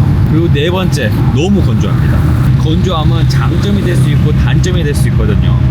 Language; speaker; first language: Korean; native; Korean